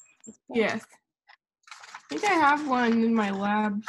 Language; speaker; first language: English; native; English